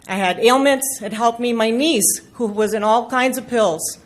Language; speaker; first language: English; non-native, local second language; Filipino